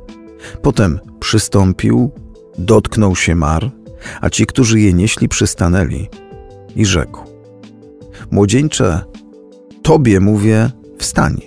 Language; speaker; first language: Polish; native; Polish